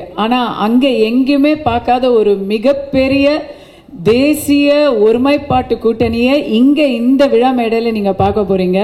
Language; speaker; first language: Tamil; native; Tamil